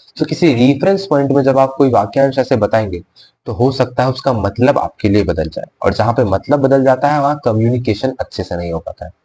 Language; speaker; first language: Hindi; native; Hindi